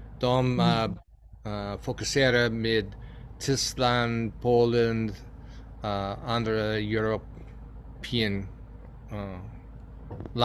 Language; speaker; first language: Swedish; non-native, learner; English